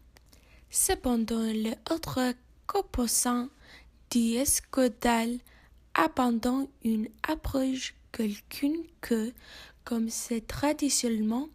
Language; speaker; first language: French; non-native, learner; English